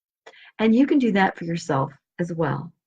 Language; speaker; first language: English; native; English